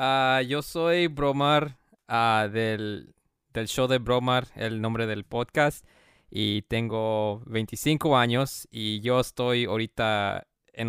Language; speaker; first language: Spanish; early bilingual, heritage; Spanish